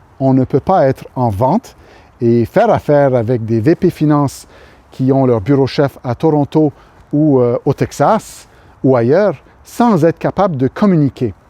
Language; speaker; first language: French; native; French